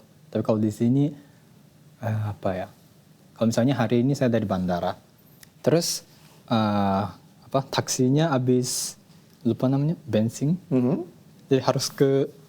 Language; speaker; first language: Indonesian; non-native, fluent; Japanese